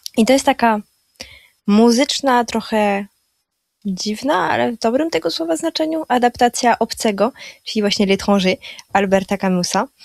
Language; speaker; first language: Polish; early bilingual, heritage; Polish